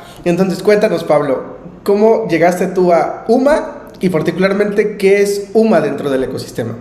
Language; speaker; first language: Spanish; native; Spanish